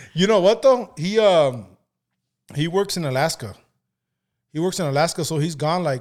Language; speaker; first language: English; early bilingual, other home language; Spanish